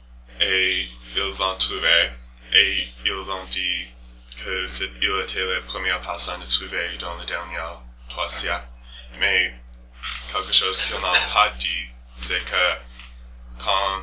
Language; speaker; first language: French; non-native, learner; English